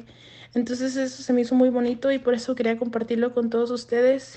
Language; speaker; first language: Spanish; native; Spanish